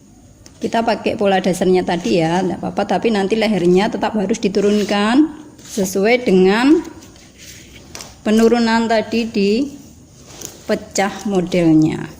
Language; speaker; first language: Indonesian; native; Indonesian